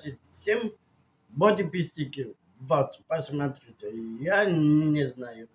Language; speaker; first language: Russian; non-native, local second language; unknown